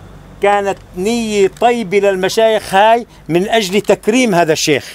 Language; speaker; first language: Arabic; native; Arabic